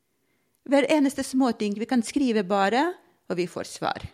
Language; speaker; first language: Norwegian; non-native, fluent; Latvian